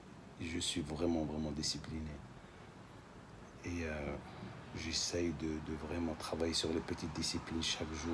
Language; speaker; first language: French; non-native, local second language; Arabic